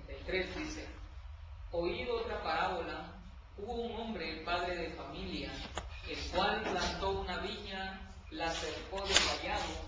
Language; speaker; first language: Spanish; native; Spanish